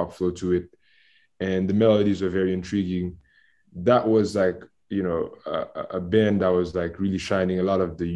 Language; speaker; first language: English; non-native, fluent; Haitian Creole